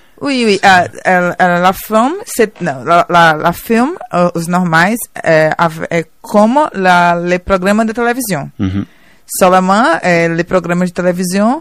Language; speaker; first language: French; non-native, learner; Portuguese